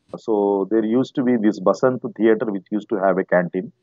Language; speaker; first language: English; non-native, local second language; Telugu